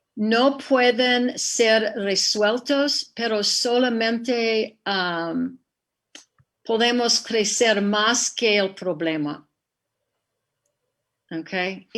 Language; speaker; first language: Spanish; non-native, fluent; English